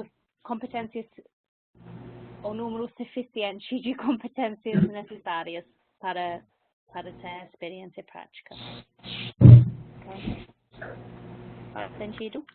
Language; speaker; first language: Portuguese; non-native, fluent; English